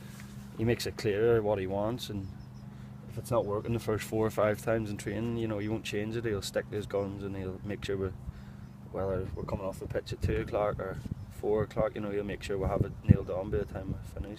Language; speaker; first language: English; native; English